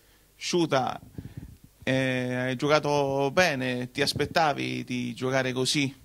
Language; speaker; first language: Italian; native; Italian